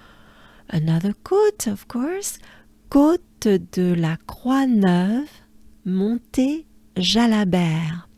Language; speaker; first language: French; native; French